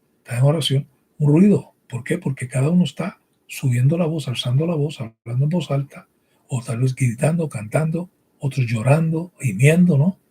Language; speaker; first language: Spanish; early bilingual, heritage; Spanish